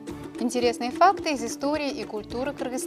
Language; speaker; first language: Russian; non-native, local second language; Kyrgyz